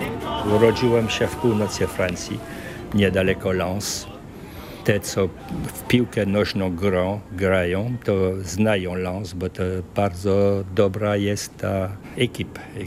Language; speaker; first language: Polish; early bilingual, heritage; French